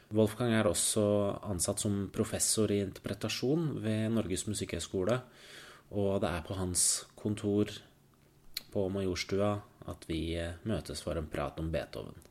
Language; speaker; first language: Norwegian; native; Norwegian